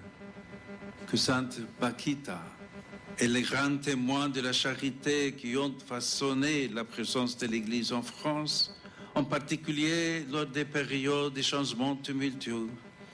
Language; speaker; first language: French; non-native, fluent; English